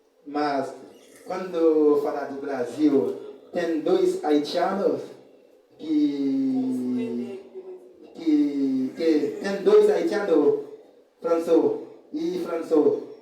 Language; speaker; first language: Portuguese; non-native, learner; Haitian Creole